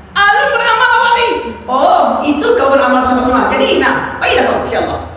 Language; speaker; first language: Malay; non-native, local second language; Minangkabau